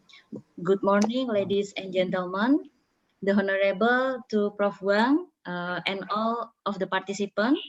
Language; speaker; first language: English; non-native, learner; Indonesian